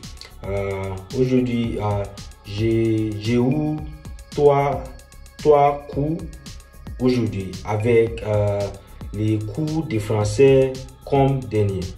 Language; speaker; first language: French; non-native, learner; Yoruba